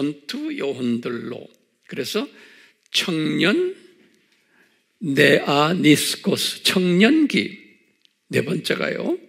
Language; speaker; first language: Korean; native; Korean